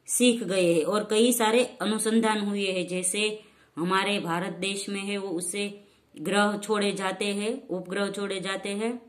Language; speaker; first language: Hindi; non-native, local second language; Gujarati